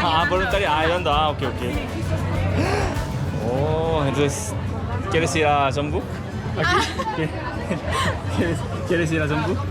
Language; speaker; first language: Spanish; non-native, learner; Korean